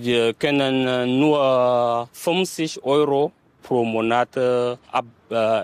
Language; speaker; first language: German; non-native, learner; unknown